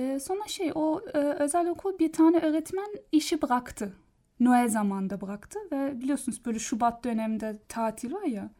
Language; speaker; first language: Turkish; non-native, learner; German